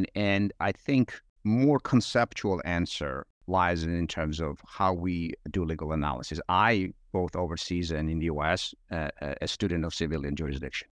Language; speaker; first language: English; non-native, fluent; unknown